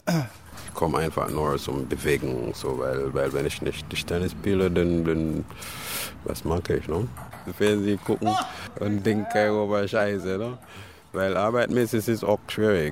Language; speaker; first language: German; non-native, learner; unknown